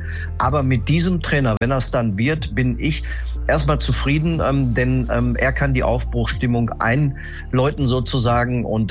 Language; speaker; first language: German; native; German